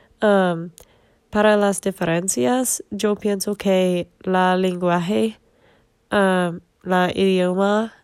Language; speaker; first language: Spanish; non-native, learner; English